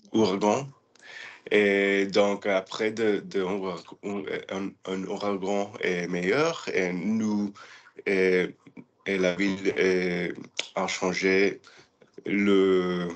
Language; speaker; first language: French; non-native, learner; English